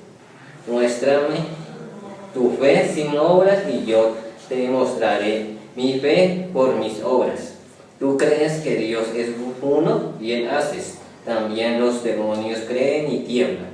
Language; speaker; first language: Spanish; native; Spanish